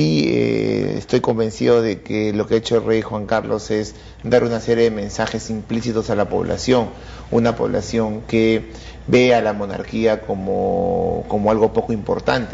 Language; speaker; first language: Spanish; native; Spanish